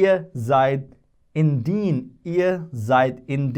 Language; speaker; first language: German; non-native, fluent; Hindi